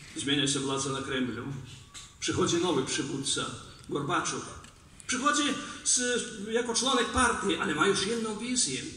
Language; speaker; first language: Polish; non-native, fluent; Belarusian